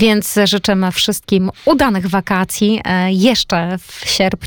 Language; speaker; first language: Polish; native; Polish